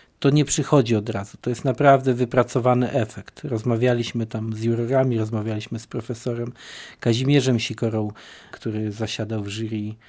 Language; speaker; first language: Polish; native; Polish